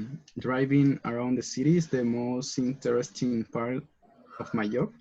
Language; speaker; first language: English; non-native, learner; Spanish